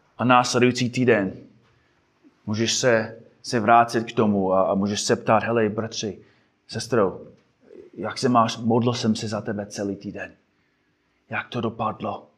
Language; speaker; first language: Czech; non-native, fluent; English